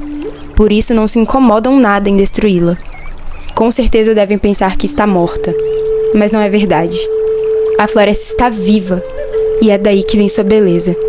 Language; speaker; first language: Portuguese; native; Portuguese